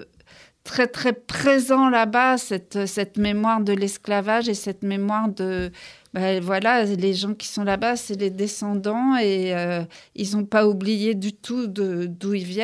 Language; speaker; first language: French; native; French